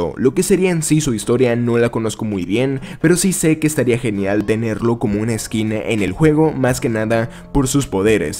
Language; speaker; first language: Spanish; native; Spanish